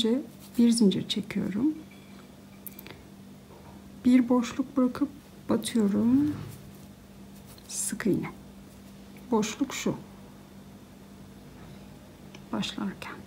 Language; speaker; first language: Turkish; native; Turkish